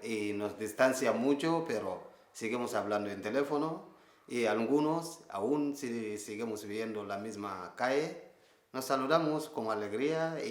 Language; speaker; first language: Spanish; non-native, learner; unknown